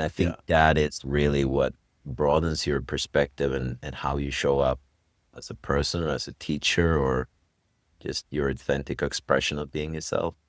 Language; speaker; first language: English; non-native, fluent; Swedish